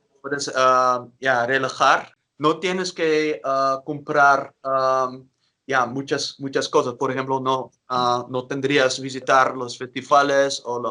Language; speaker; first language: Spanish; non-native, learner; Dutch